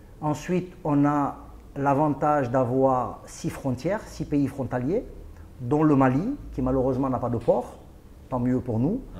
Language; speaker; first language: French; non-native, local second language; Arabic